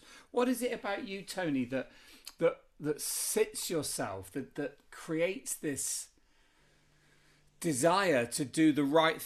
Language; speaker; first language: English; native; English